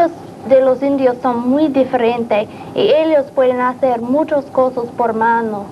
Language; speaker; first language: Spanish; non-native, learner; English